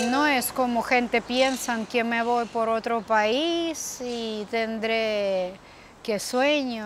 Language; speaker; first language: Spanish; non-native, learner; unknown